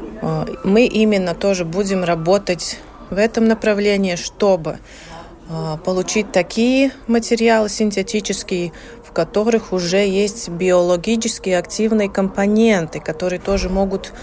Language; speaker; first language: Russian; non-native, local second language; Latvian